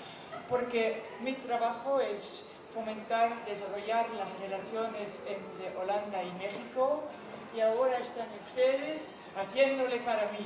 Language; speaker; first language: Spanish; non-native, fluent; Dutch